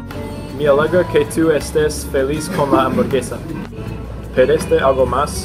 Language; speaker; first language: Spanish; non-native, learner; English